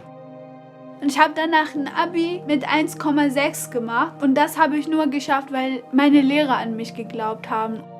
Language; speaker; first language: German; non-native, fluent; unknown